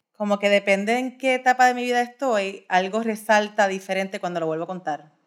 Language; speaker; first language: Spanish; early bilingual, heritage; Spanish